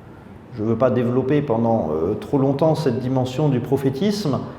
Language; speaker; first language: French; native; French